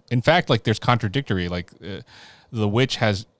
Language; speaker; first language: English; early bilingual, other home language; Filipino